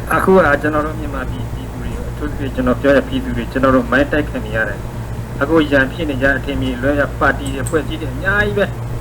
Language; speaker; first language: Burmese; non-native, local second language; S'gaw Karen